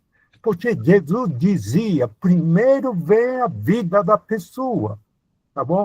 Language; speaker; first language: Portuguese; non-native, fluent; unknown